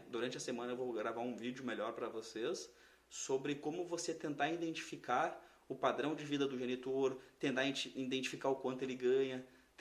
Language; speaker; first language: Portuguese; native; Portuguese